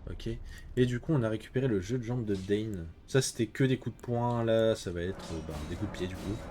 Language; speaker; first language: French; native; French